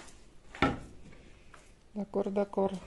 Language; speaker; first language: French; non-native, learner; Russian